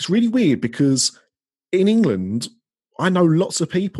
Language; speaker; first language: English; native; English